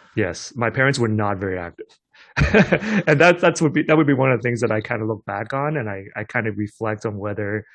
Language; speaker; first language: English; non-native, local second language; Cantonese